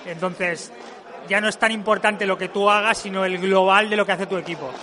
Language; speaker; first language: Spanish; non-native, local second language; Catalan